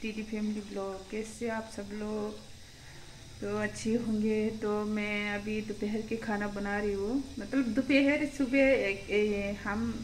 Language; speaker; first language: Hindi; non-native, local second language; Kok Borok